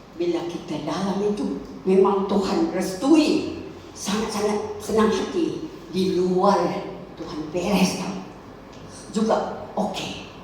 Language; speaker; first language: Malay; non-native, local second language; Chinese